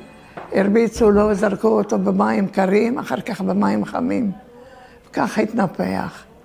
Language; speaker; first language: Hebrew; early bilingual, other home language; Turkish